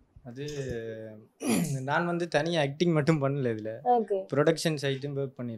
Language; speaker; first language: Tamil; native; Tamil